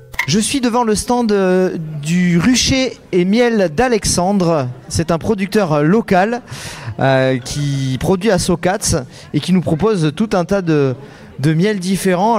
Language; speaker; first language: French; native; French